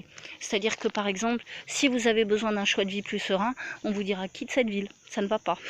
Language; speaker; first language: French; native; French